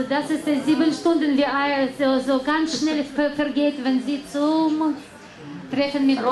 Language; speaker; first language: German; non-native, learner; Russian